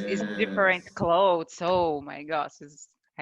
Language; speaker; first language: English; non-native, learner; Portuguese